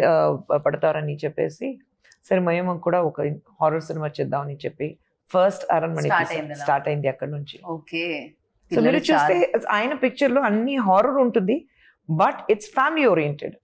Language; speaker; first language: Telugu; non-native, fluent; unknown